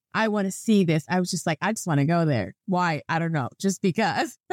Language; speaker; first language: English; non-native, fluent; Spanish